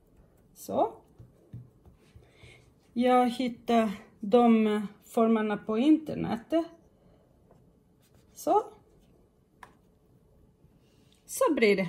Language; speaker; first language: Swedish; non-native, fluent; Portuguese